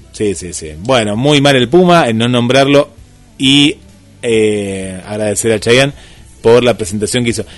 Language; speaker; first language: Spanish; native; Spanish